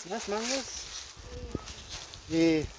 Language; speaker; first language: Spanish; non-native, learner; German